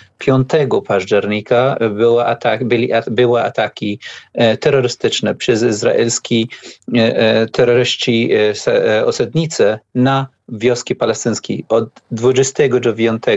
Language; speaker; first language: Polish; non-native, learner; Arabic